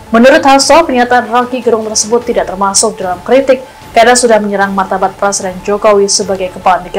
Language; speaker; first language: Indonesian; native; Indonesian